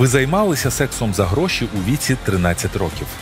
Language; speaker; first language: Ukrainian; native; Ukrainian